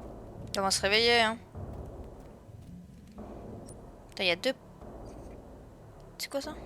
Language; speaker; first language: French; native; French